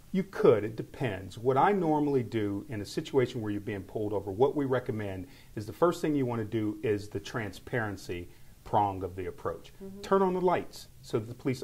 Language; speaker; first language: English; native; English